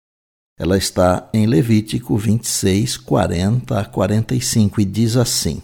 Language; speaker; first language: Portuguese; native; Portuguese